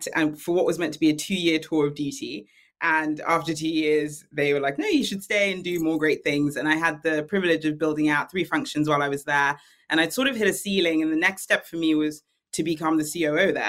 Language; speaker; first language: English; native; English